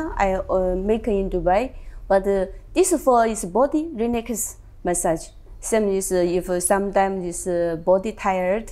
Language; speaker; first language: English; non-native, learner; Chinese